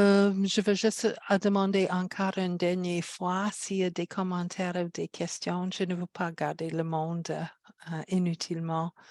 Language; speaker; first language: French; non-native, fluent; English